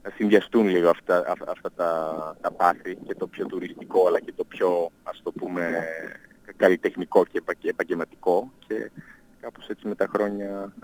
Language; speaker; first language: Greek; non-native, fluent; English